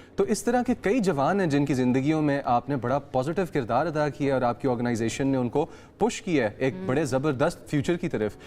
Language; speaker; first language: Urdu; native; Urdu